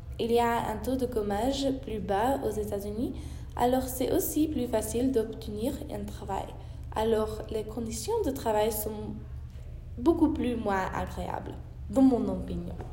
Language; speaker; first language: French; non-native, learner; English